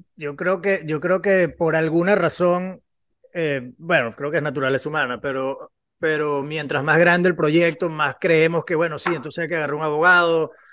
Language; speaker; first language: Spanish; native; Spanish